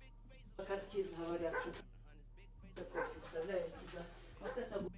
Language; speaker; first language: Russian; native; Russian